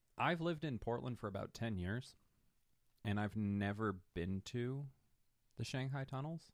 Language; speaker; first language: English; native; English